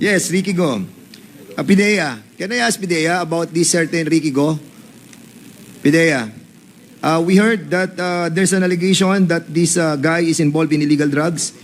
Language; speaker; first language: English; non-native, local second language; Filipino